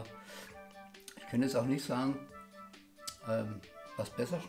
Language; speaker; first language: German; native; German